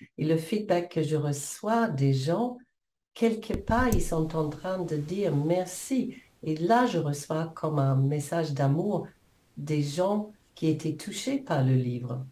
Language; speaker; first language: French; non-native, fluent; English